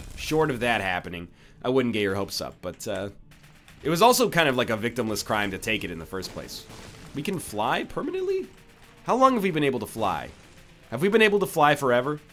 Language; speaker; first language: English; native; English